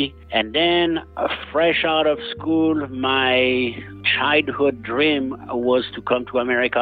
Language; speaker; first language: English; non-native, fluent; French